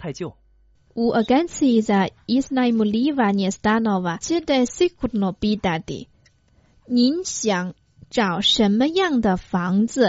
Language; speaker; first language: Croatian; non-native, fluent; Chinese